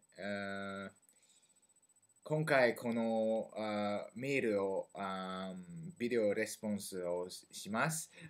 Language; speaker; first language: Japanese; non-native, learner; French